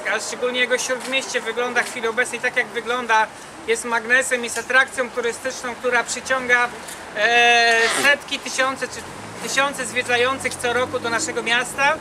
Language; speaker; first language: Polish; native; Polish